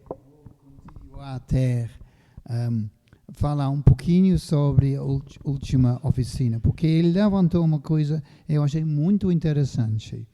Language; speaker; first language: Portuguese; non-native, fluent; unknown